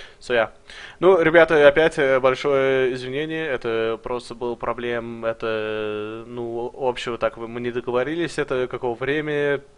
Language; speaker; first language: Russian; early bilingual, heritage; Russian